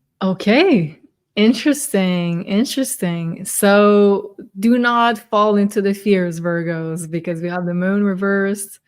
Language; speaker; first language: English; non-native, fluent; French